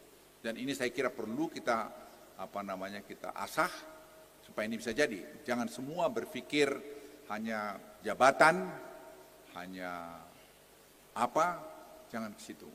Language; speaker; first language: Indonesian; native; Indonesian